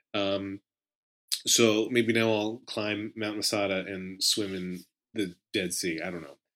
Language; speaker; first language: English; native; English